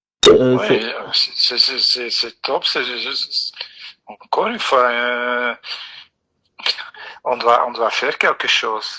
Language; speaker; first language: French; non-native, local second language; Dutch